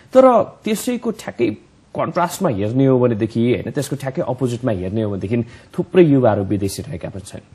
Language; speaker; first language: Nepali; native; Nepali